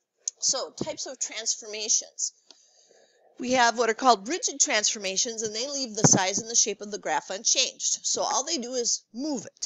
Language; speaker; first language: English; native; English